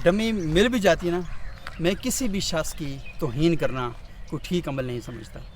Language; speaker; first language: Urdu; non-native, local second language; Northern Hindko